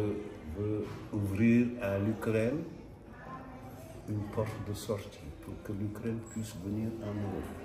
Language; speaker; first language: French; non-native, local second language; Wolof